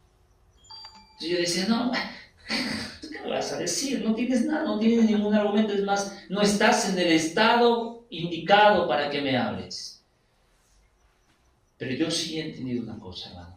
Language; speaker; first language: Spanish; native; Spanish